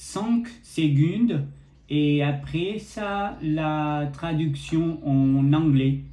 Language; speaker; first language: French; non-native, learner; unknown